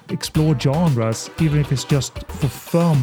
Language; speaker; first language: English; non-native, fluent; Swedish